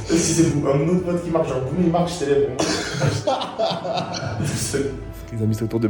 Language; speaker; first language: French; native; French